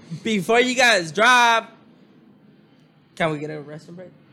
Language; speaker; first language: English; early bilingual, other home language; Spanish